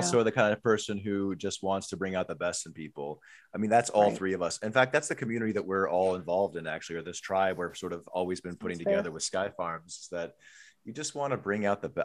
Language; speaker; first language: English; native; English